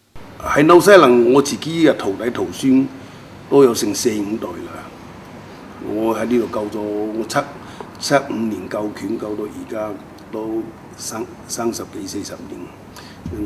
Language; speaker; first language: Cantonese; non-native, local second language; Min Nan Chinese